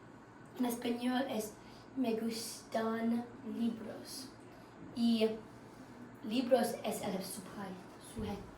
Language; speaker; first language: Spanish; non-native, learner; English